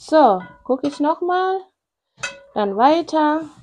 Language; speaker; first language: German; non-native, learner; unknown